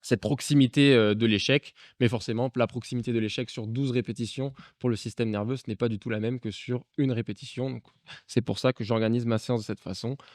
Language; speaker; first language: French; native; French